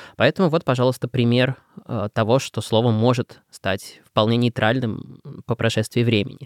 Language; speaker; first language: Russian; native; Russian